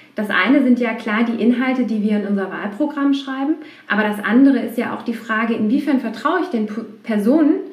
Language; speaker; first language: German; native; German